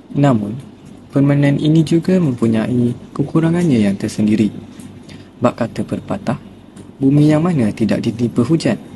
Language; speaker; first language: Malay; native; Malay